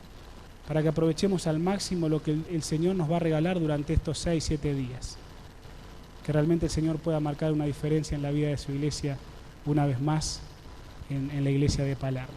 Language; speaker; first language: Spanish; native; Spanish